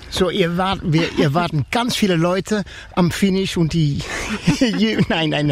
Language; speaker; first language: German; non-native, learner; Dutch